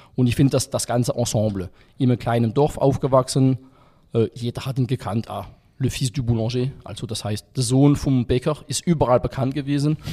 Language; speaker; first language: German; non-native, fluent; French